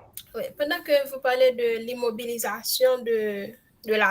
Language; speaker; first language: French; non-native, local second language; Haitian Creole